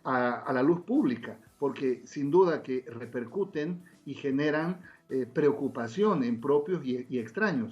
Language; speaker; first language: Spanish; native; Spanish